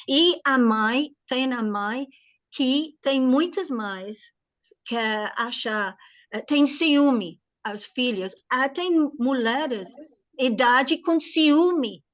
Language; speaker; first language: Portuguese; non-native, learner; English